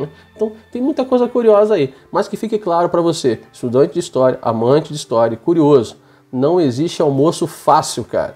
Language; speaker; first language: Portuguese; native; Portuguese